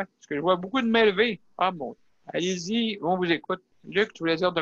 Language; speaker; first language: French; native; French